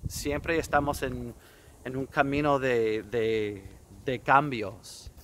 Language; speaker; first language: Spanish; non-native, fluent; English